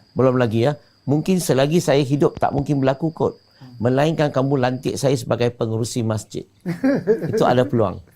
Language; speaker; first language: Malay; non-native, local second language; Chinese